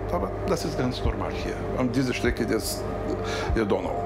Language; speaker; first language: German; non-native, learner; Bulgarian